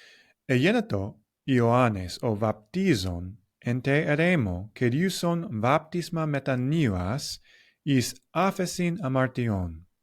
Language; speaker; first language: Greek; non-native, learner; English